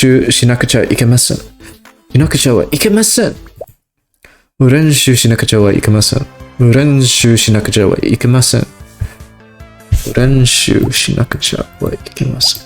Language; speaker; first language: Japanese; non-native, learner; English